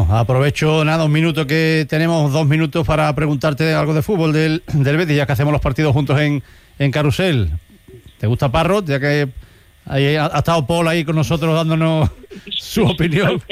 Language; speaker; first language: Spanish; native; Spanish